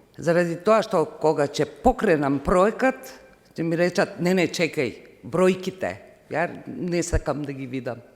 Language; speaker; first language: Macedonian; non-native, fluent; Albanian